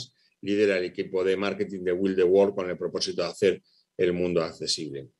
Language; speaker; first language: Spanish; native; Spanish